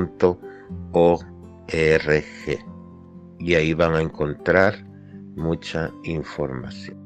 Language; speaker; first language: Spanish; native; Spanish